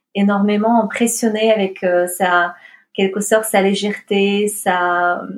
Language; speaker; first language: French; non-native, fluent; Russian